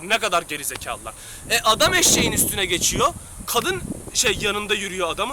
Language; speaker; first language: Turkish; native; Turkish